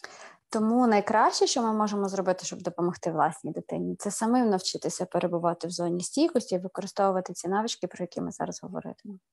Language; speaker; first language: Ukrainian; native; Ukrainian